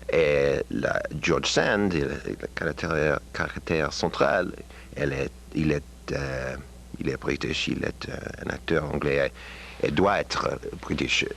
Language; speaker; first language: French; non-native, learner; English